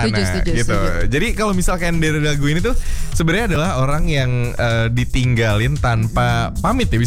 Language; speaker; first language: Indonesian; native; Indonesian